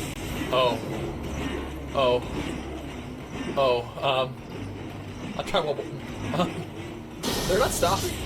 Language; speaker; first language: English; native; English